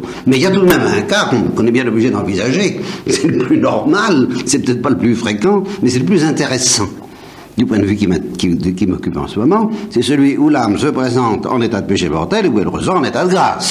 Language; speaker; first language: French; native; French